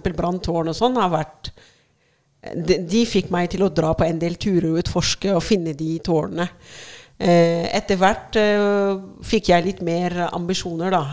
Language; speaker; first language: Norwegian; non-native, fluent; Arabic